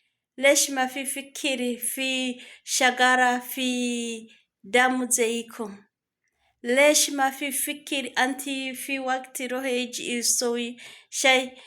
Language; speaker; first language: Arabic; non-native, learner; Kinyarwanda